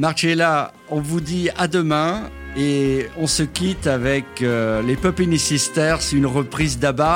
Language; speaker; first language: French; native; French